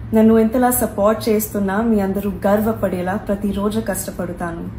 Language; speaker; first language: Telugu; non-native, learner; Hindi